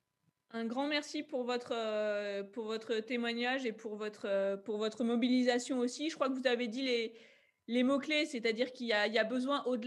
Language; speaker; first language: French; native; French